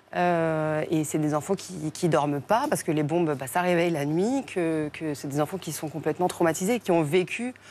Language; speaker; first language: French; native; French